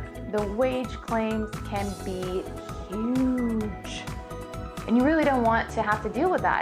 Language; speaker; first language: English; native; English